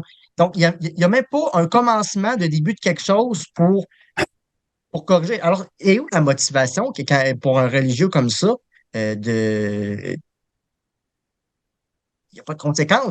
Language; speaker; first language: French; native; French